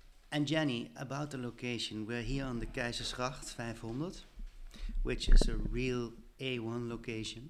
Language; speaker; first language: English; non-native, fluent; Dutch